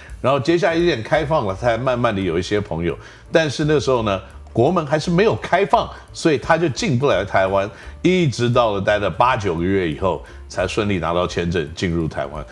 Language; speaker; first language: Chinese; native; Chinese